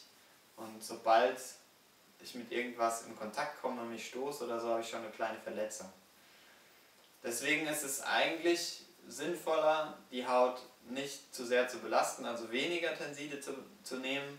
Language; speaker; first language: German; native; German